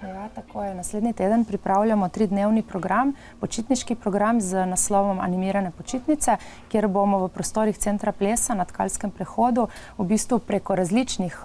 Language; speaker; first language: Slovenian; native; Slovenian